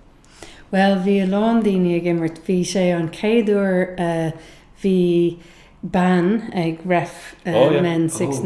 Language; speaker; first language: Irish; non-native, learner; English